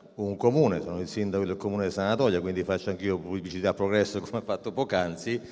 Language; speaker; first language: Italian; native; Italian